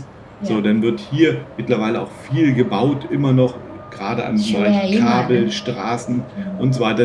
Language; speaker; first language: German; native; German